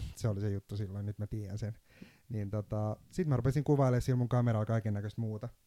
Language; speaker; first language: Finnish; non-native, fluent; Turkish